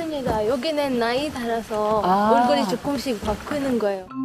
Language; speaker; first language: Korean; non-native, fluent; Arabic